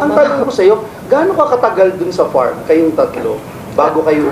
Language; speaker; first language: Filipino; native; Filipino